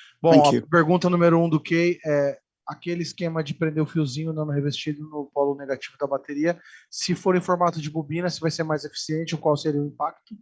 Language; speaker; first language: Portuguese; native; Portuguese